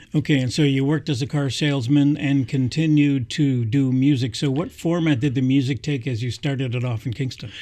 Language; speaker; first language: English; native; English